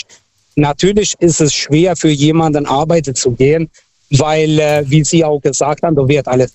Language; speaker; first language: German; non-native, fluent; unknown